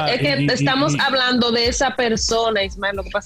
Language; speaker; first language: Spanish; native; Spanish